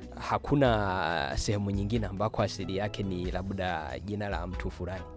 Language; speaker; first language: Swahili; non-native, local second language; Rundi